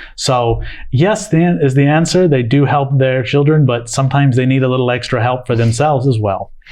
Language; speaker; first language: English; native; English